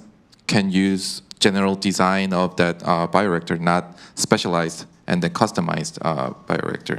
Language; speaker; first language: English; non-native, fluent; Korean